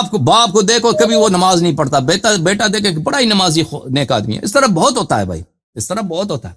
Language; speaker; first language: Urdu; non-native, fluent; Persian